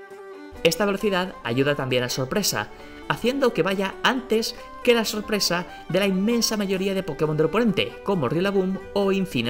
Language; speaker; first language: Spanish; native; Spanish